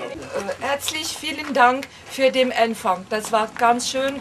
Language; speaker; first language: German; non-native, fluent; French